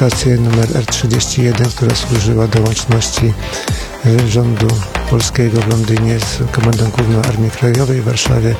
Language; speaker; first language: Polish; native; Polish